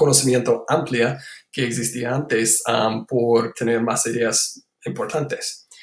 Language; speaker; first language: Spanish; non-native, fluent; English